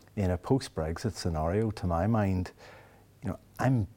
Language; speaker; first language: English; native; English